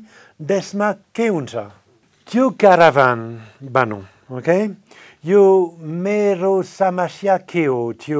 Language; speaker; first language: Nepali; non-native, fluent; French